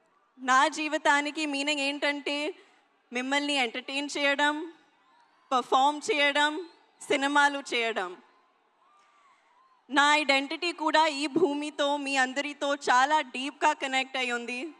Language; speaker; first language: Telugu; non-native, learner; Hindi